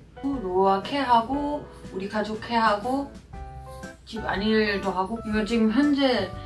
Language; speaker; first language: Korean; non-native, fluent; German